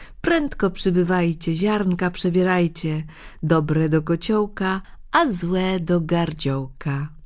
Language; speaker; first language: Polish; native; Polish